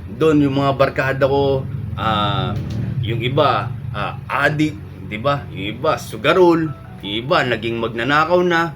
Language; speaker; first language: Filipino; native; Filipino